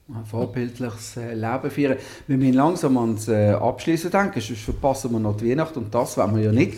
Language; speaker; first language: German; native; German